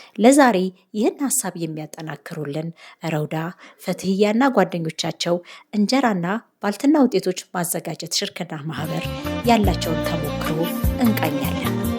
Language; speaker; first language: Amharic; native; Amharic